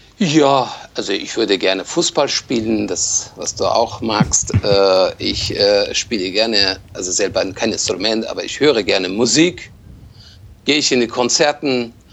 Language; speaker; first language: German; non-native, fluent; Persian